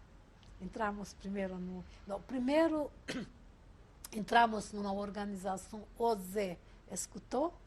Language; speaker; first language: Portuguese; non-native, fluent; Hungarian